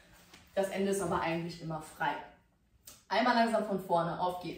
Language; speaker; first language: German; native; German